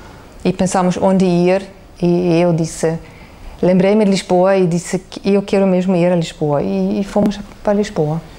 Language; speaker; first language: Portuguese; non-native, fluent; German